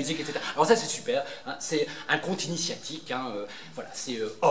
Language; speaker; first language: French; native; French